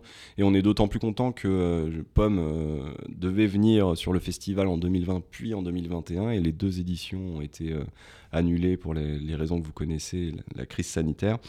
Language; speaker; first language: French; native; French